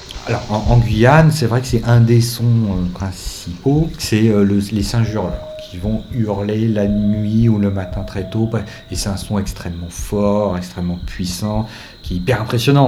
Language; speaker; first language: French; native; French